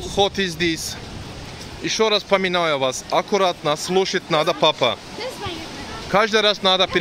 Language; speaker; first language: Russian; non-native, learner; Turkish